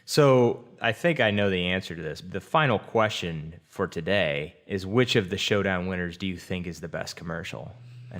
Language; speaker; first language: English; native; English